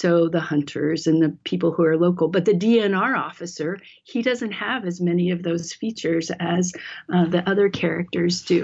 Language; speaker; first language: English; native; English